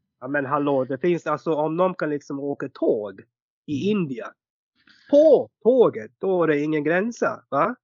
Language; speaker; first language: Swedish; non-native, fluent; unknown